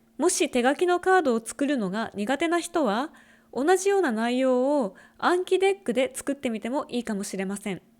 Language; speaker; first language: Japanese; native; Japanese